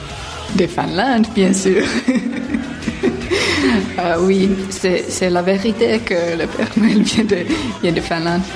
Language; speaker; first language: French; non-native, fluent; Finnish